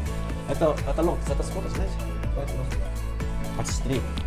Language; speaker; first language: Russian; non-native, learner; Korean